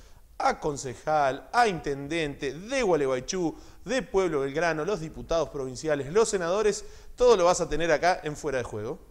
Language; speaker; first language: Spanish; native; Spanish